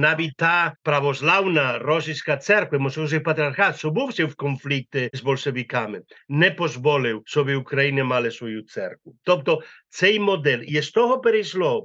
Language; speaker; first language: Ukrainian; non-native, learner; Spanish